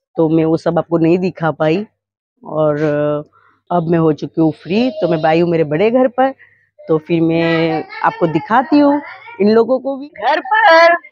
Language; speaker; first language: Hindi; native; Hindi